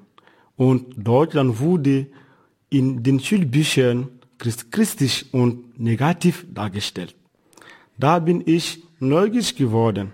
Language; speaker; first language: German; non-native, fluent; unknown